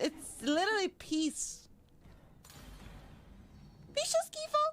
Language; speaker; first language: English; non-native, fluent; Italian